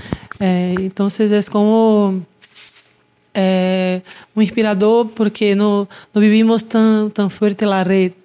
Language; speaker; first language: Spanish; non-native, learner; Portuguese